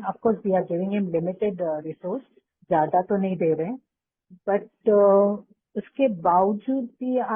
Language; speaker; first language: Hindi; non-native, local second language; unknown